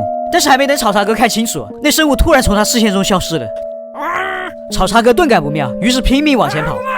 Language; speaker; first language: Chinese; native; Chinese